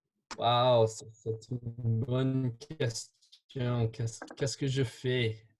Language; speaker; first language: French; non-native, fluent; English